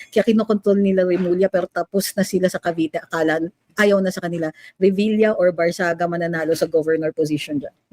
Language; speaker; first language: Filipino; native; Filipino